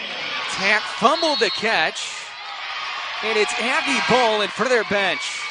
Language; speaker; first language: English; native; English